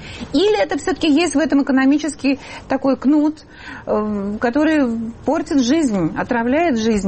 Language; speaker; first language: Russian; native; Russian